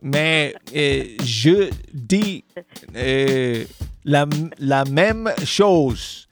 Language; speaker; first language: French; non-native, learner; Spanish